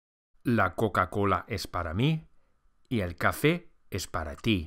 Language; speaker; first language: Spanish; non-native, fluent; English